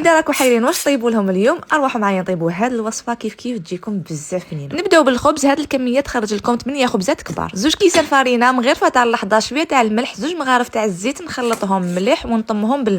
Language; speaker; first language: Arabic; native; Arabic